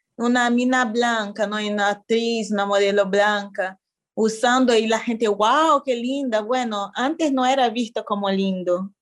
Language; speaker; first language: Spanish; non-native, fluent; Portuguese